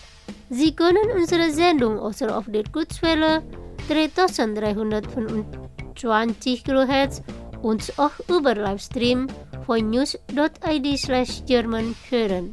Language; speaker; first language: German; non-native, fluent; Indonesian